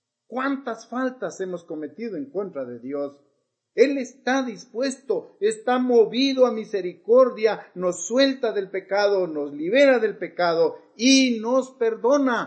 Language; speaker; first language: Spanish; native; Spanish